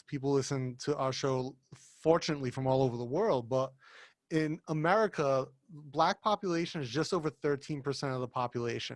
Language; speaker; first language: English; native; English